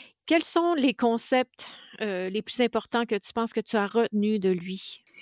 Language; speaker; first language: French; native; French